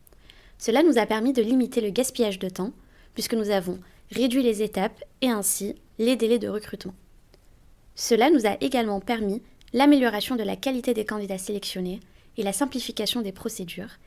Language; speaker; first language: French; native; French